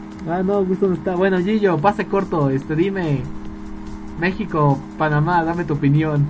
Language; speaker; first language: Spanish; native; Spanish